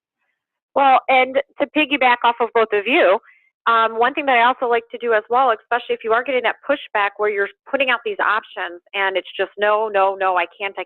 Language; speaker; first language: English; native; English